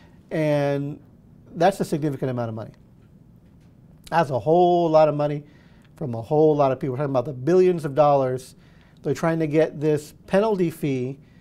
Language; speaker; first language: English; early bilingual, other home language; Spanish